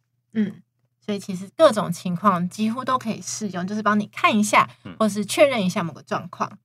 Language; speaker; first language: Chinese; native; Chinese